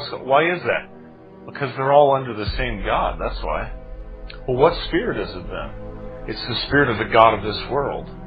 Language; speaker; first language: English; native; English